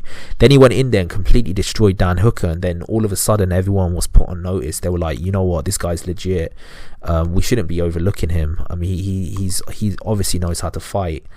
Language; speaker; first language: English; native; English